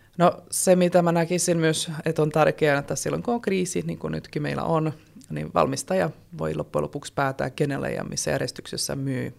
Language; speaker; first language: Finnish; non-native, fluent; Czech